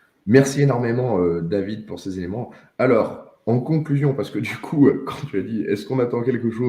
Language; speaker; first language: French; native; French